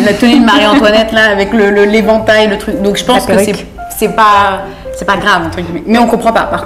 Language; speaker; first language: French; native; French